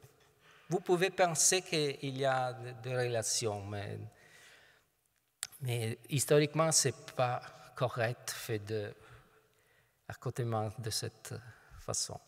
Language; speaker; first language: French; non-native, fluent; Italian